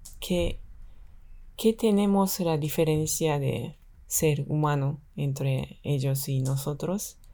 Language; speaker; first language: Spanish; non-native, fluent; Japanese